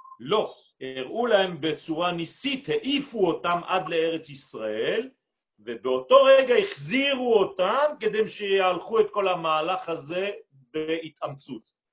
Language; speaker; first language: Hebrew; non-native, fluent; French